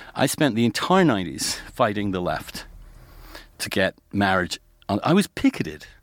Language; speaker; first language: English; native; English